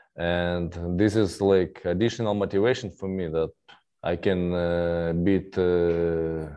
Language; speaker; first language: English; non-native, learner; Russian